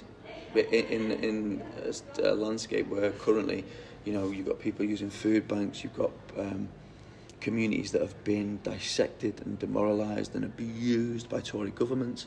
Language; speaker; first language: English; native; English